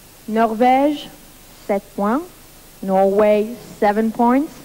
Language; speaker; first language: English; non-native, fluent; Luxembourgish